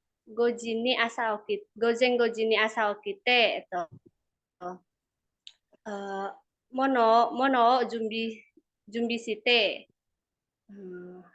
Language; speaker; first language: Japanese; non-native, learner; Indonesian